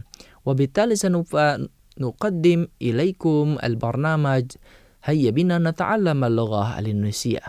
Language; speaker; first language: Arabic; non-native, fluent; Indonesian